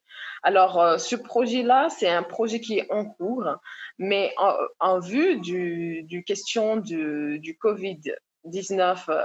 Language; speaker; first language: French; non-native, local second language; Comorian